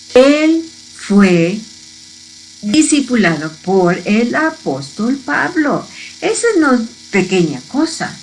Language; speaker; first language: Spanish; early bilingual, heritage; Spanish